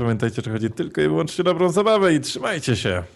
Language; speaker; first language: Polish; native; Polish